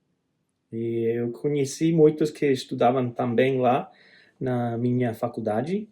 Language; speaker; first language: Portuguese; non-native, fluent; English